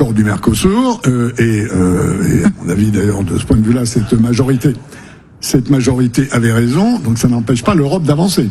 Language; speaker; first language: French; native; French